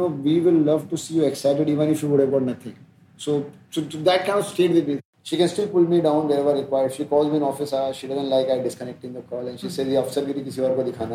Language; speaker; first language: English; non-native, local second language; Hindi